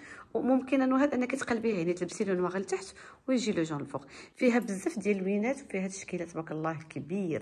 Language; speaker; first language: Arabic; native; Arabic